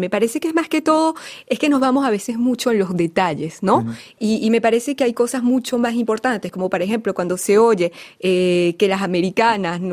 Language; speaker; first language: Spanish; native; Spanish